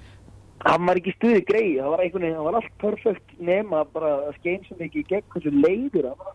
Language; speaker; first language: Icelandic; native; Icelandic